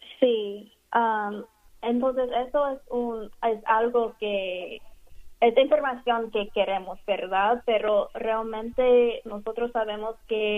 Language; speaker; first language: Spanish; non-native, fluent; English